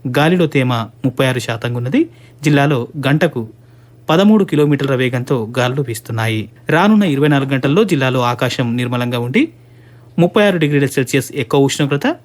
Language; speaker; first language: Telugu; native; Telugu